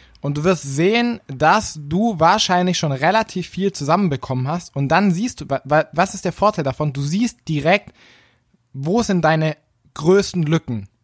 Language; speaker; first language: German; native; German